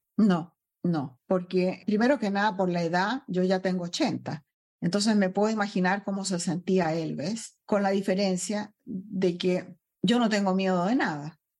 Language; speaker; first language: Spanish; native; Spanish